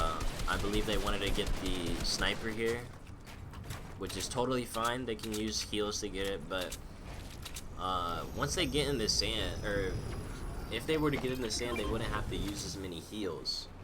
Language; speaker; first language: English; native; English